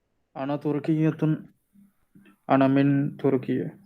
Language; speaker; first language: Arabic; non-native, learner; Divehi